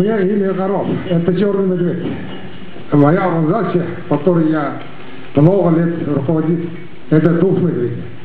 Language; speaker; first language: Polish; non-native, learner; Tuvinian